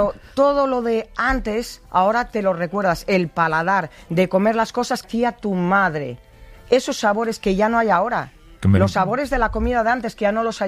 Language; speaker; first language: Spanish; native; Spanish